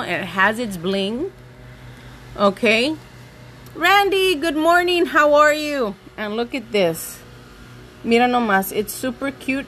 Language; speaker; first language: English; early bilingual, other home language; Spanish